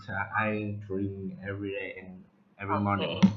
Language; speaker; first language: English; non-native, learner; Vietnamese